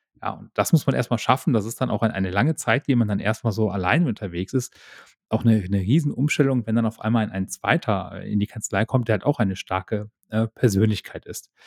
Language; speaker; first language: German; native; German